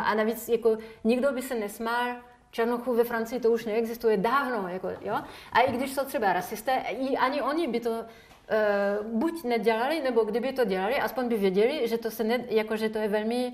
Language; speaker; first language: Czech; non-native, fluent; French